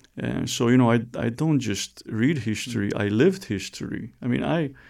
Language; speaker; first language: English; non-native, fluent; Romanian